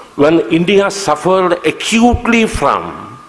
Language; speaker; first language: English; non-native, local second language; Kannada